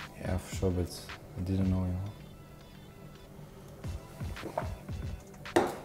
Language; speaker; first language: English; non-native, learner; Dutch